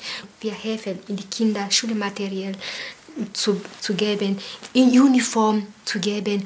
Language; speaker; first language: German; non-native, learner; Kinyarwanda